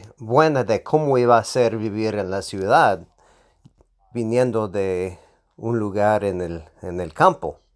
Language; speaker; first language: Spanish; non-native, fluent; English